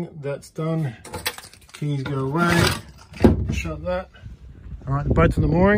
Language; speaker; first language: English; native; English